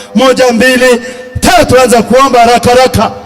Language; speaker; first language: Swahili; native; Swahili